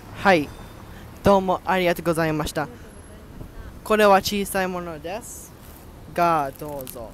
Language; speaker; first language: Japanese; non-native, learner; English